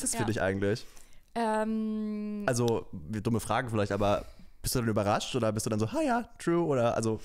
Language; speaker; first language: German; native; German